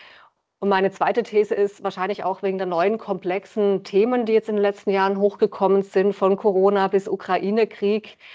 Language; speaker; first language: German; native; German